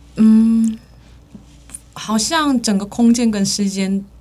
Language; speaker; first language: Chinese; non-native, fluent; Korean